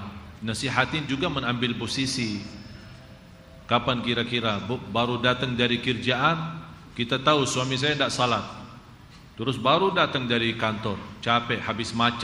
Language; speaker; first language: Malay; non-native, fluent; Arabic